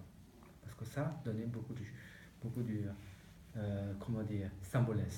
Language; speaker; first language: French; non-native, learner; Tibetan